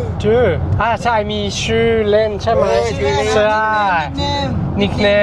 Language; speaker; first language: Thai; non-native, learner; French